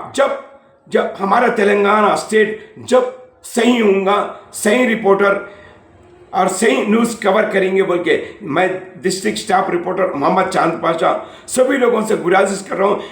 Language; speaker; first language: Hindi; non-native, local second language; Telugu